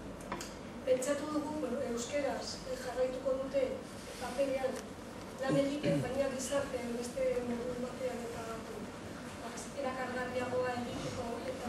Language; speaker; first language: Basque; non-native, local second language; Spanish